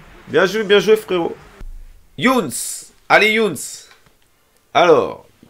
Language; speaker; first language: French; native; French